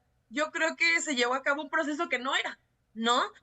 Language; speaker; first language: Spanish; native; Spanish